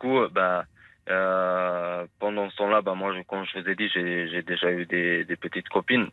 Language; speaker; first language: French; non-native, fluent; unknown